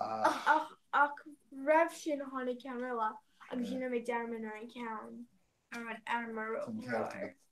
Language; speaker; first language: Irish; non-native, learner; English